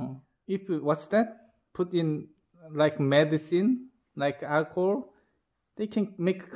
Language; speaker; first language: English; non-native, learner; Korean